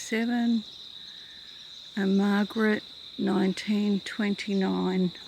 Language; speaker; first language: English; native; English